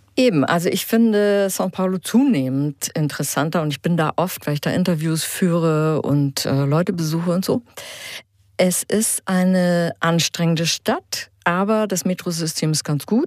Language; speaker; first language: German; early bilingual, heritage; German